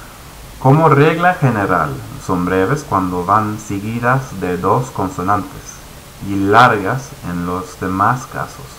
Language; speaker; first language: Spanish; non-native, fluent; Swedish